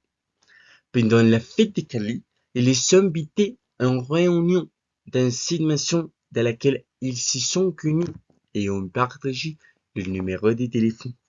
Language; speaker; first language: French; non-native, learner; Spanish